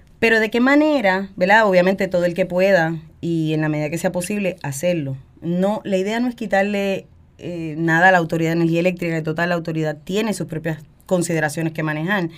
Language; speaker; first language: Spanish; native; Spanish